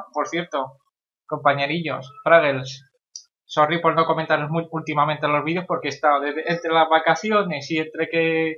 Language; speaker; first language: Spanish; native; Spanish